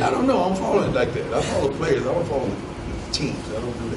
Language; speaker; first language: English; native; English